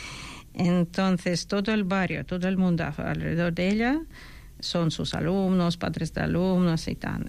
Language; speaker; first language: Spanish; non-native, fluent; Ukrainian